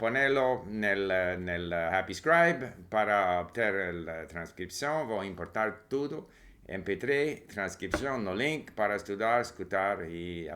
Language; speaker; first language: Spanish; non-native, fluent; English